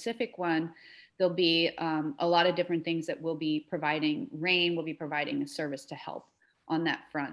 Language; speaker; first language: English; native; English